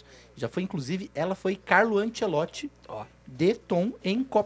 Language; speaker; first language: Portuguese; native; Portuguese